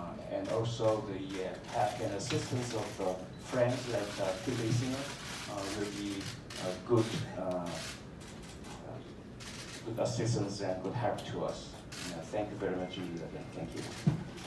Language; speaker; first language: English; non-native, fluent; Korean